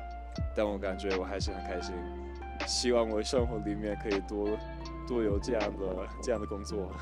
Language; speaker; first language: Chinese; non-native, fluent; English